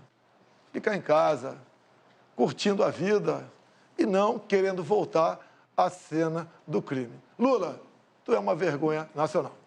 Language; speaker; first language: Portuguese; native; Portuguese